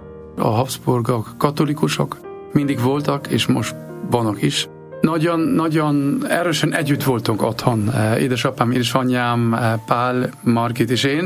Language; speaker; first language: Hungarian; non-native, fluent; German